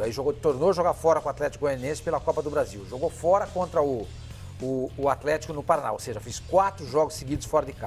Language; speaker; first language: Portuguese; native; Portuguese